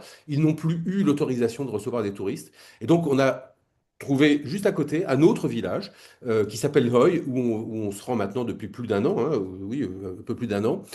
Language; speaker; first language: French; native; French